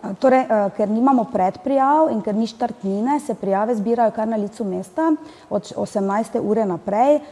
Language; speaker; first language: Slovenian; native; Slovenian